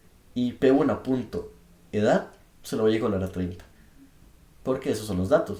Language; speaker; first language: Spanish; native; Spanish